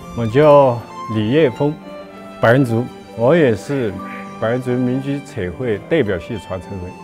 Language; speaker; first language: Chinese; non-native, local second language; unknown